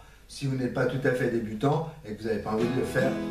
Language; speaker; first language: French; native; French